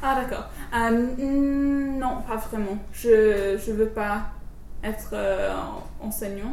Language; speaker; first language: French; non-native, fluent; English